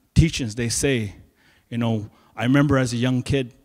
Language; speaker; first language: English; native; English